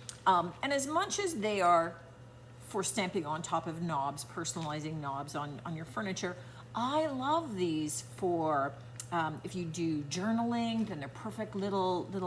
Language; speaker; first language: English; native; English